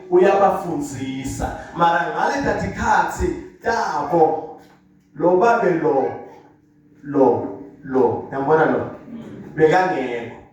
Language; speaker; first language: Zulu; non-native, local second language; Swati